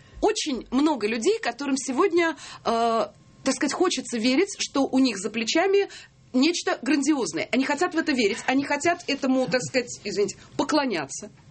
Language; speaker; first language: Russian; native; Russian